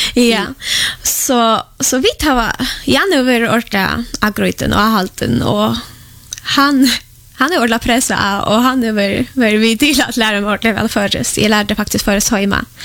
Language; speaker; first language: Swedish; non-native, fluent; Polish